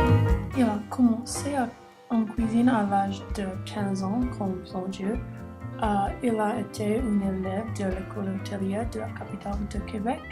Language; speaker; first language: French; non-native, learner; English